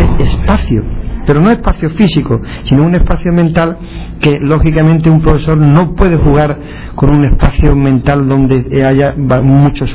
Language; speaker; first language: Spanish; native; Spanish